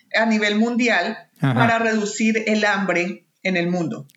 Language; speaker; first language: Spanish; native; Spanish